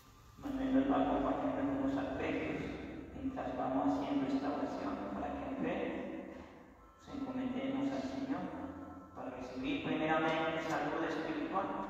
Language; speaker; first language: Spanish; native; Spanish